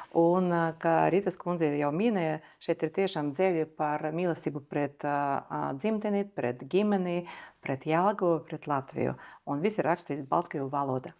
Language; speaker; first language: Latvian; early bilingual, other home language; Belarusian